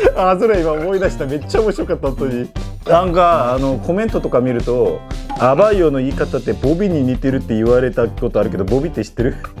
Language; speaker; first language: Japanese; non-native, fluent; Korean